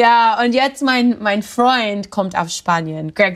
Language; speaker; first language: German; non-native, learner; English